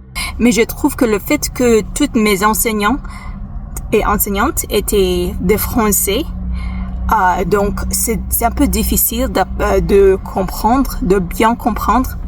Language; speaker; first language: French; non-native, fluent; English